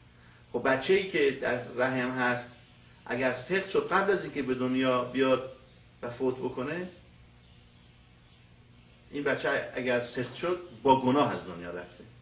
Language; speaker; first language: Persian; native; Persian